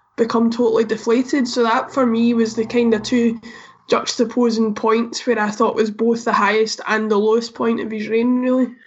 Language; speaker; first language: English; native; English